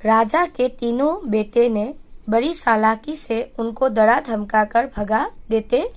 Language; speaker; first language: Hindi; non-native, local second language; Assamese